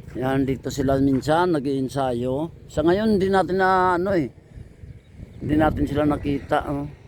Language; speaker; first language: Filipino; non-native, local second language; Hiligaynon